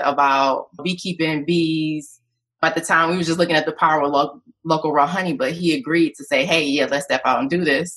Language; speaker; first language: English; native; English